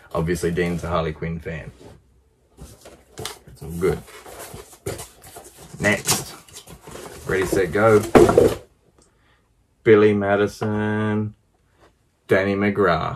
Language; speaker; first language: English; native; English